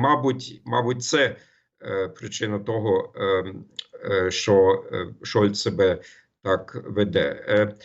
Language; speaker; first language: Ukrainian; non-native, fluent; German